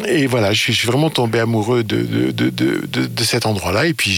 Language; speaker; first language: French; native; French